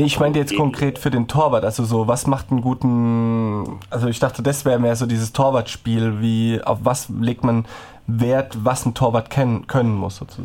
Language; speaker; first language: German; native; German